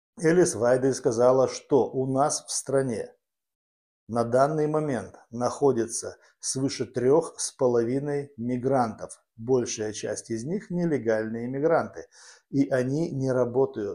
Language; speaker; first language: Russian; native; Russian